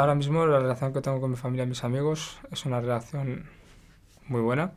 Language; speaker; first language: Spanish; non-native, local second language; Arabic